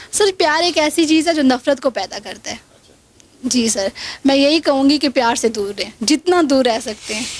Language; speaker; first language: Urdu; non-native, local second language; Punjabi